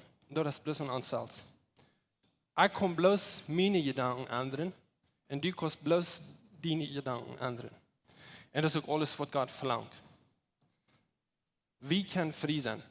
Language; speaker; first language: German; non-native, learner; Plautdietsch